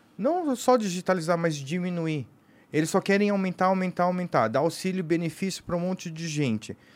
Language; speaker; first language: Portuguese; native; Portuguese